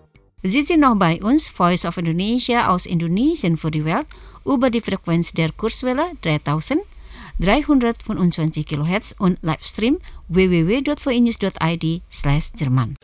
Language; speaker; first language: German; non-native, fluent; Indonesian